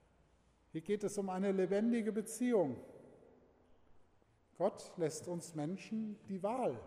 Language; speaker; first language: German; native; German